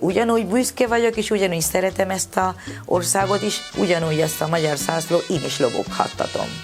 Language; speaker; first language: Hungarian; non-native, fluent; Spanish